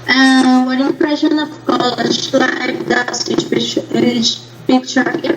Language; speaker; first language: English; non-native, learner; Spanish